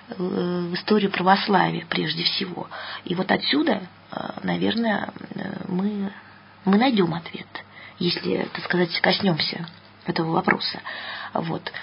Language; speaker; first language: Russian; native; Russian